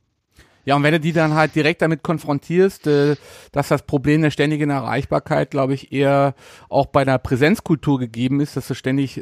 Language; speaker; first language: German; native; German